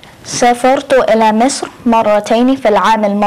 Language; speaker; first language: Arabic; non-native, learner; English